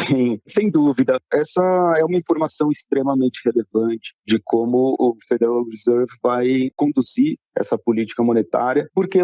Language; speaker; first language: Portuguese; native; Portuguese